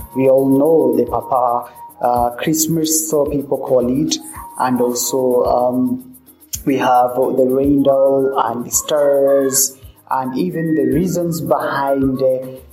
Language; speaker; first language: English; non-native, local second language; Swahili